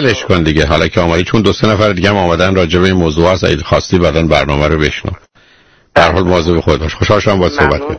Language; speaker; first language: Persian; native; Persian